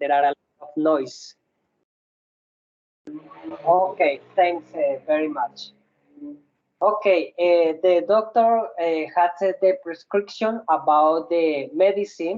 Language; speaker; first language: English; non-native, learner; Spanish